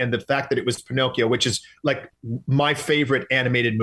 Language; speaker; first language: English; native; English